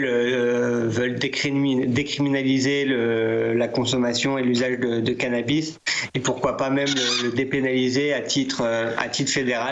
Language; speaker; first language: French; native; French